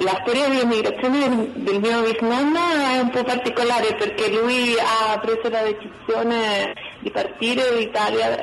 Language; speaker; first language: Italian; non-native, fluent; Spanish